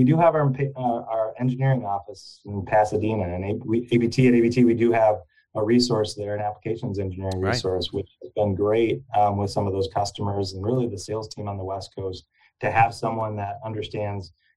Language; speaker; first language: English; native; English